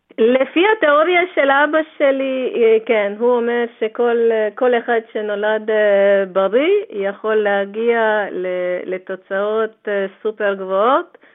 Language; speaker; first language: Hebrew; non-native, fluent; Hungarian